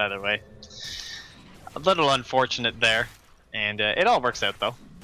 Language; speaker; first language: English; native; English